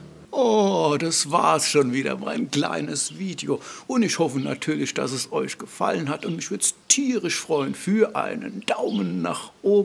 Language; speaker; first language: German; native; German